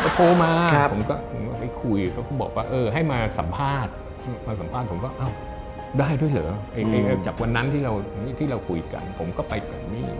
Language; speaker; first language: Thai; native; Thai